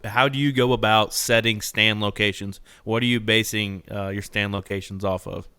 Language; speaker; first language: English; native; English